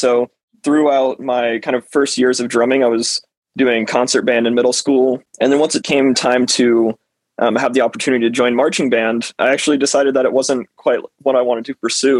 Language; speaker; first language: English; native; English